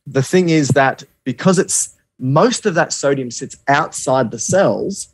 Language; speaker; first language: English; native; English